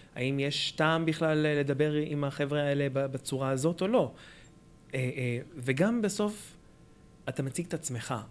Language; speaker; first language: Hebrew; early bilingual, other home language; Arabic